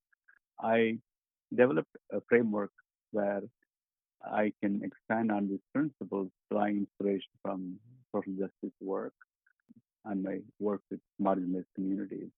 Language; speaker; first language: English; non-native, local second language; Tamil